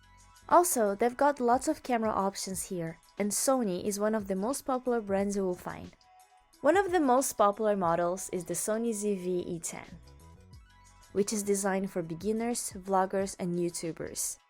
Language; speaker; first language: English; native; English